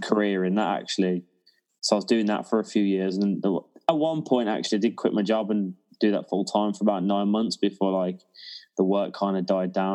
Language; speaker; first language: English; native; English